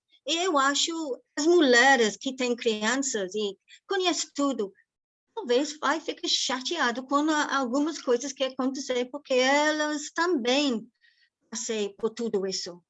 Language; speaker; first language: Portuguese; non-native, fluent; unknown